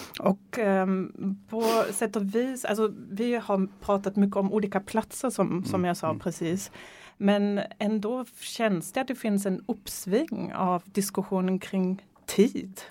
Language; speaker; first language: Swedish; non-native, fluent; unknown